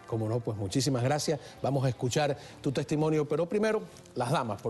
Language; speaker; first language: Spanish; native; Spanish